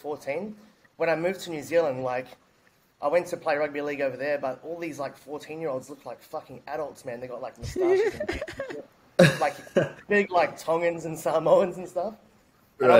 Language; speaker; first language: English; native; English